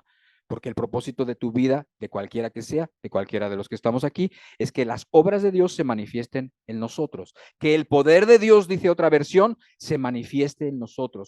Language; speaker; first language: Spanish; native; Spanish